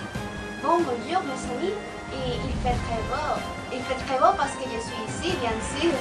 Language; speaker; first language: French; non-native, learner; Spanish